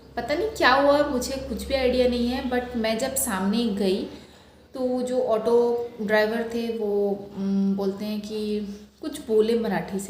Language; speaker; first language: Hindi; non-native, local second language; Bangla